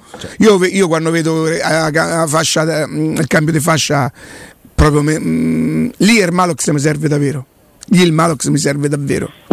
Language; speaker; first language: Italian; native; Italian